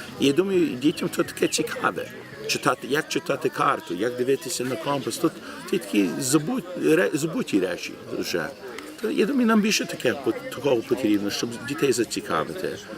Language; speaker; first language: Ukrainian; early bilingual, heritage; Ukrainian